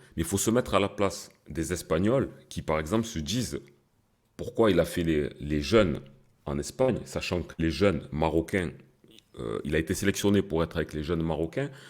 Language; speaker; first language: French; early bilingual, other home language; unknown